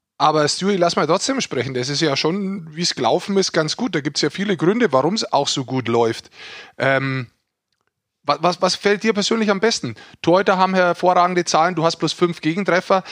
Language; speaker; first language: German; native; German